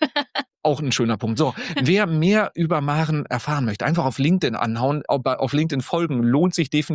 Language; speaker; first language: German; native; German